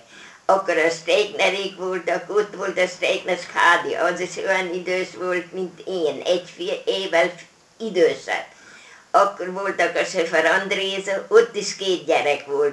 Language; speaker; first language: Hungarian; non-native, local second language; German